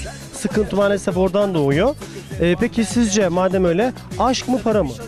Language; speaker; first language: Turkish; native; Turkish